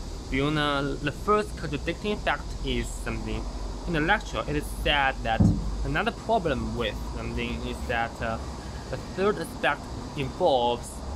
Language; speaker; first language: English; non-native, fluent; Chinese